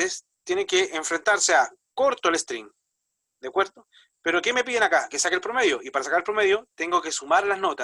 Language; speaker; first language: Spanish; native; Spanish